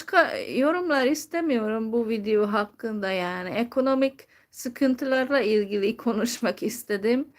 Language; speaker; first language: Turkish; non-native, fluent; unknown